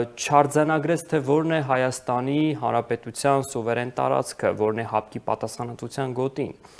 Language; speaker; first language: Armenian; native; Armenian